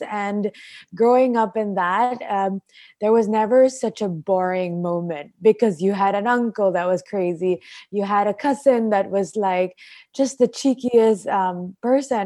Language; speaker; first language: English; non-native, local second language; Filipino